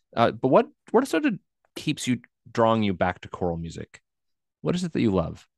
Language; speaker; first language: English; native; English